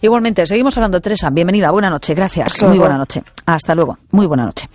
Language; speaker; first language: Spanish; native; Spanish